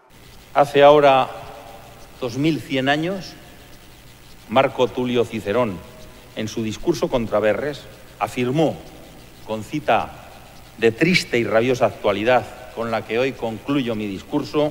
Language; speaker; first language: Spanish; native; Spanish